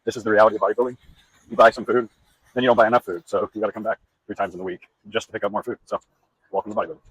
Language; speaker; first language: English; native; English